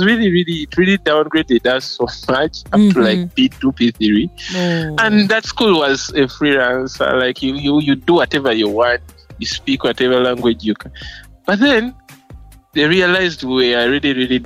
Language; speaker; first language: English; non-native, local second language; Ganda